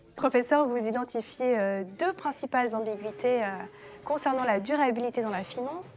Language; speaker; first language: French; native; French